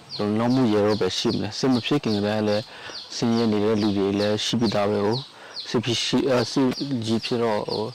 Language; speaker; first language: Burmese; non-native, local second language; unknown